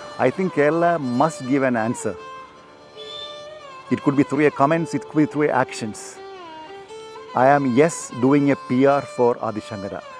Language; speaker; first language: English; non-native, local second language; Malayalam